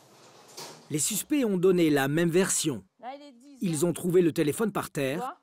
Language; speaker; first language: French; native; French